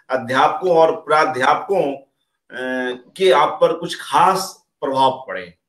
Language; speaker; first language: Hindi; native; Hindi